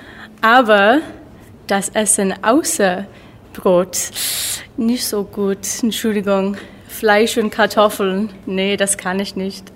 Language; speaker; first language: German; non-native, learner; English